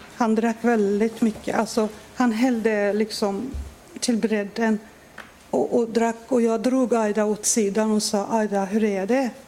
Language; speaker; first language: Swedish; non-native, fluent; Persian